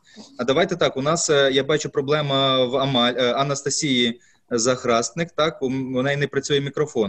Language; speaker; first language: Ukrainian; native; Ukrainian